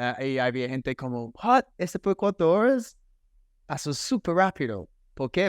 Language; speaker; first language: Spanish; non-native, fluent; English